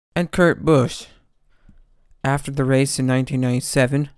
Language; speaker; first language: English; native; English